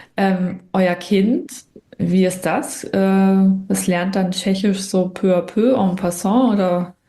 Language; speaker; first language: German; native; German